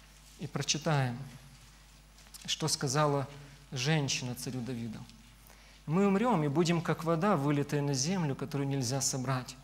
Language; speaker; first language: Russian; native; Russian